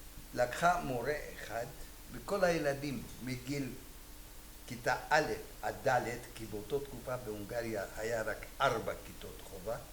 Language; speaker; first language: Hebrew; non-native, fluent; Hungarian